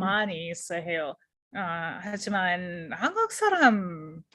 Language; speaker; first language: Korean; non-native, learner; English